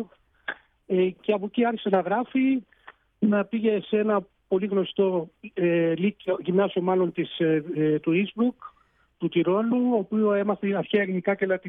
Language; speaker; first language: Greek; early bilingual, heritage; Greek